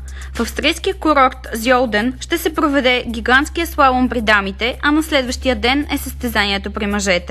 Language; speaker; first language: Bulgarian; native; Bulgarian